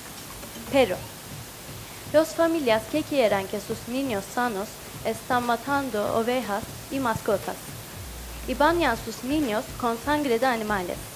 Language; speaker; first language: Spanish; non-native, learner; Turkish